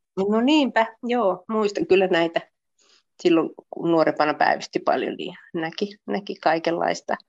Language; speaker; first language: Finnish; early bilingual, other home language; Spanish